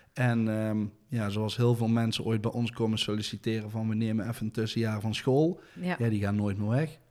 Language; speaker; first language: Dutch; native; Dutch